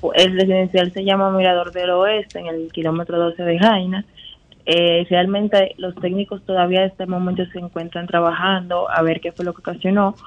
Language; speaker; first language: Spanish; native; Spanish